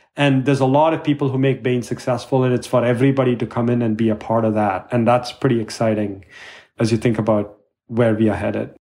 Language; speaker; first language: English; non-native, local second language; Tamil